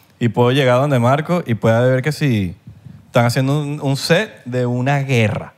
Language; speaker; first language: Spanish; native; Spanish